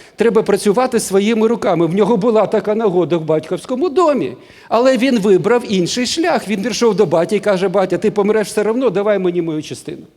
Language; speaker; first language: Ukrainian; non-native, local second language; Russian